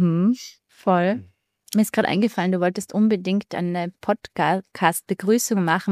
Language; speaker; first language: German; native; German